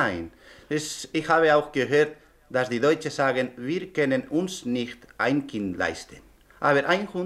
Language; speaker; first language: German; non-native, learner; Spanish